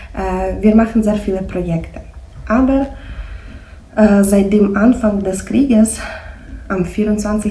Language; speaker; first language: German; non-native, fluent; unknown